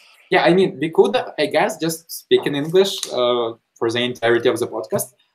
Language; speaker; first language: English; non-native, fluent; Ukrainian